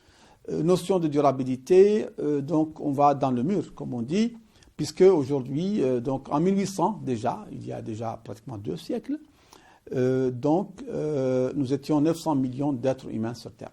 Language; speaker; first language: French; non-native, local second language; Arabic